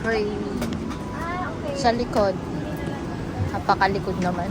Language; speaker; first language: Filipino; native; Filipino